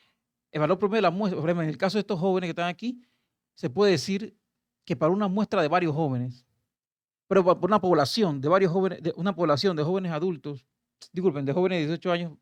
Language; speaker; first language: Spanish; native; Spanish